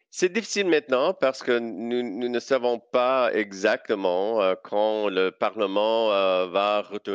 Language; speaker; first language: French; non-native, local second language; English